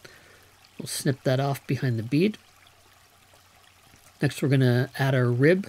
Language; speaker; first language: English; native; English